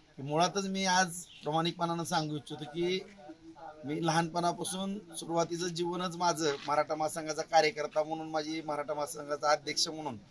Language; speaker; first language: Marathi; native; Marathi